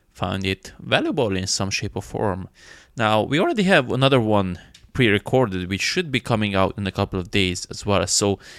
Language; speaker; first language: English; non-native, fluent; Romanian